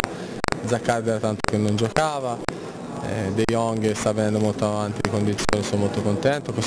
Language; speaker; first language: Italian; native; Italian